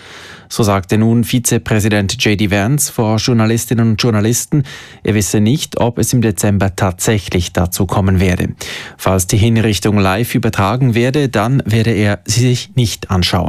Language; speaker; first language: German; native; German